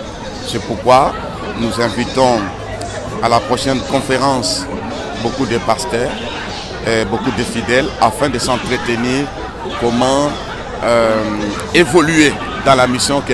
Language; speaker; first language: French; non-native, local second language; Swahili